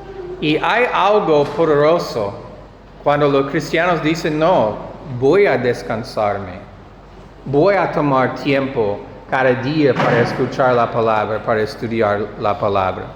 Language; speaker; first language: Spanish; non-native, fluent; English